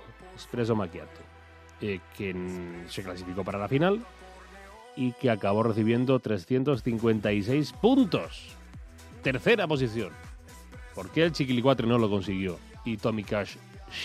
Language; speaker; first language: Spanish; native; Spanish